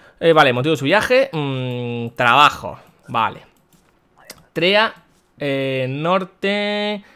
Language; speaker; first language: Spanish; native; Spanish